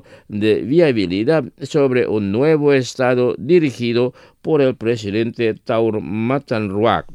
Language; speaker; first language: Spanish; non-native, fluent; Indonesian